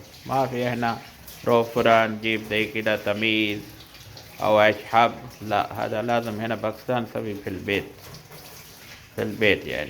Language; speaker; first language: Arabic; non-native, local second language; Urdu